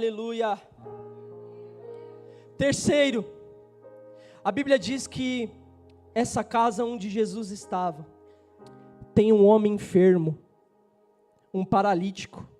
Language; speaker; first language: Portuguese; native; Portuguese